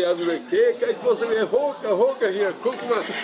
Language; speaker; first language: German; non-native, learner; Albanian